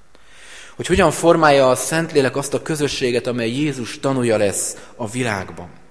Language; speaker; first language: Hungarian; native; Hungarian